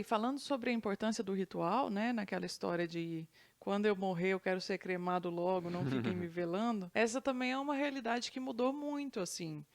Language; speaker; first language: Portuguese; native; Portuguese